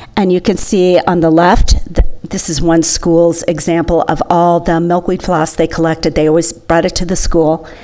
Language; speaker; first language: English; native; English